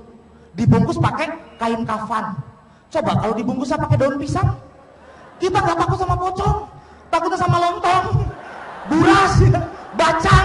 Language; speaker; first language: Indonesian; native; Indonesian